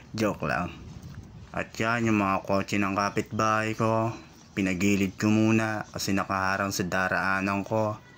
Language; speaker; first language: Filipino; non-native, local second language; Bikol